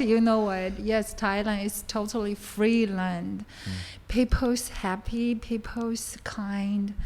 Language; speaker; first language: English; non-native, learner; Chinese